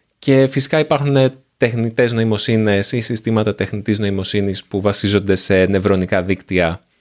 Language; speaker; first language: Greek; native; Greek